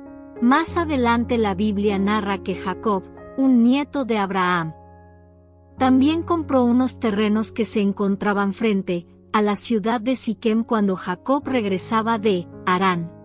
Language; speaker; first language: Spanish; native; Spanish